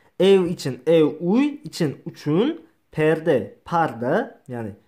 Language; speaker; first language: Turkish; non-native, learner; Uzbek